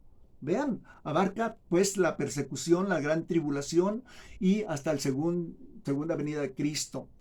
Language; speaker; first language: Spanish; native; Spanish